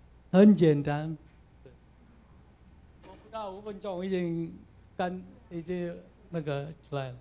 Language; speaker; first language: Chinese; non-native, learner; Balinese